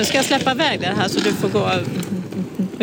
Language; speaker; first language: Swedish; native; Swedish